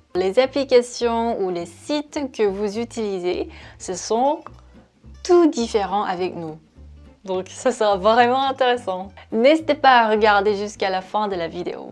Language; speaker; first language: French; non-native, fluent; Korean